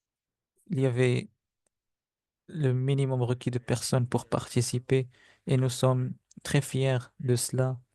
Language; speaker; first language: French; non-native, fluent; Spanish